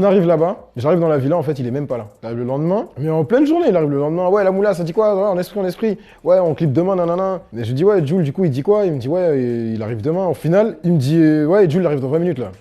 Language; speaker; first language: French; native; French